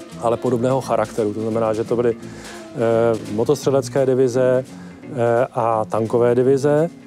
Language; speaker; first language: Czech; native; Czech